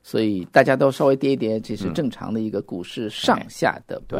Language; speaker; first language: Chinese; native; Chinese